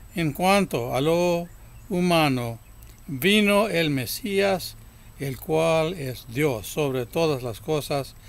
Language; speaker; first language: Spanish; early bilingual, heritage; Spanish